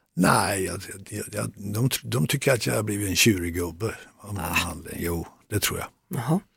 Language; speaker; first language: Swedish; native; Swedish